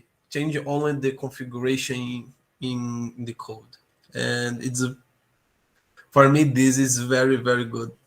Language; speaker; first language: English; non-native, learner; Portuguese